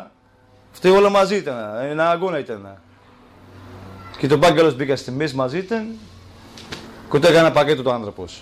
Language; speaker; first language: Greek; non-native, learner; Kurdish